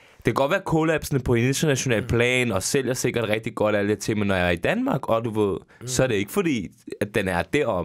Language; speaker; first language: Danish; early bilingual, other home language; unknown